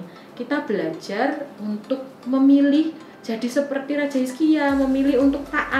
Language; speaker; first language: Indonesian; native; Indonesian